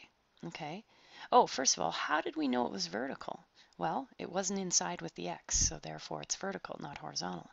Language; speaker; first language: English; native; English